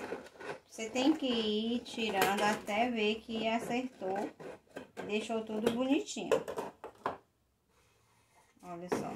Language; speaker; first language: Portuguese; native; Portuguese